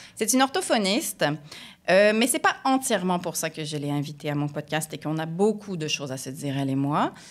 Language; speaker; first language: French; native; French